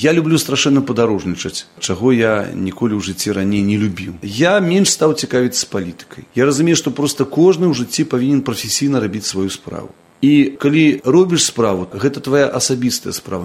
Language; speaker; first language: Belarusian; native; Belarusian